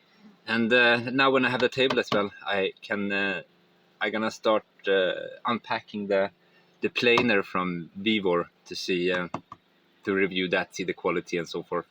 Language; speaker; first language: English; non-native, fluent; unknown